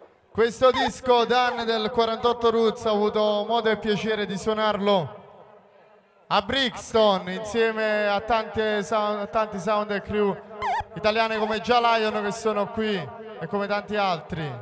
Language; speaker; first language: Italian; native; Italian